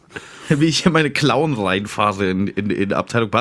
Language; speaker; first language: German; native; German